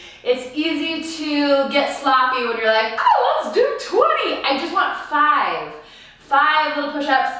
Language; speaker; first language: English; native; English